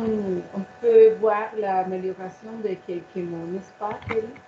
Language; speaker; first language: French; non-native, learner; Spanish